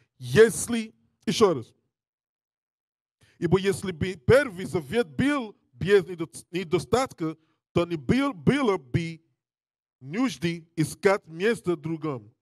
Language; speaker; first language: Russian; non-native, learner; English